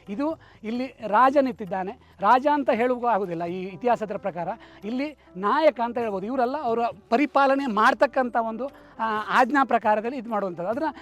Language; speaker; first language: Kannada; native; Kannada